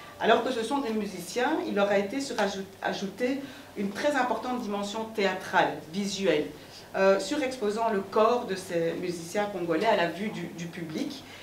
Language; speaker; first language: French; native; French